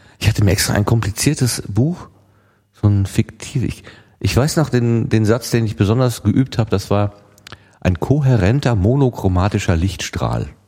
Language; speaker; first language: German; native; German